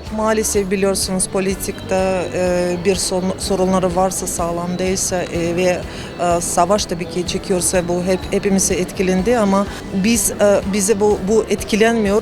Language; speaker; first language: Turkish; non-native, learner; Russian